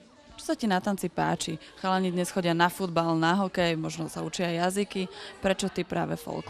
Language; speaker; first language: Slovak; native; Slovak